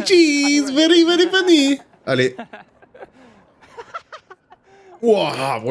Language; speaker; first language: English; non-native, learner; French